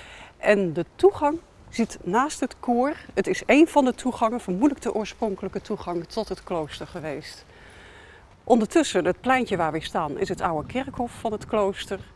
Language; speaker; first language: Dutch; native; Dutch